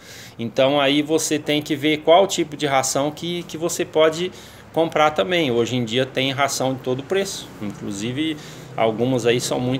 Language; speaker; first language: Portuguese; native; Portuguese